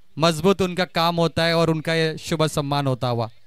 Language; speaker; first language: Hindi; non-native, local second language; Marathi